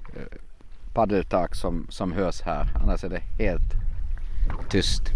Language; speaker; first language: Swedish; non-native, fluent; German